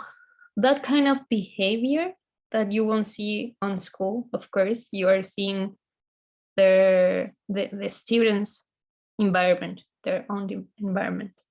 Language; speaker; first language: English; non-native, fluent; Spanish